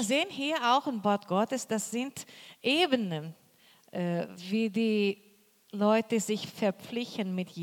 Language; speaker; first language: German; non-native, fluent; Portuguese